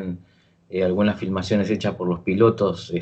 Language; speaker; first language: Spanish; native; Spanish